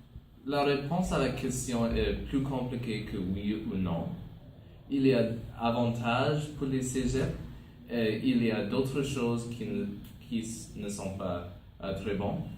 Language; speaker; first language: French; non-native, local second language; English